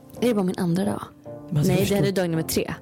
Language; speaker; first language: Swedish; native; Swedish